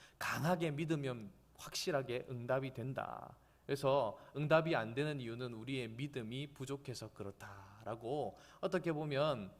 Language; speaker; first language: Korean; native; Korean